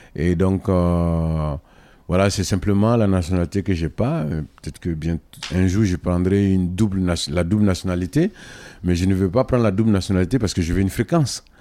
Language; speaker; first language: French; non-native, local second language; Dyula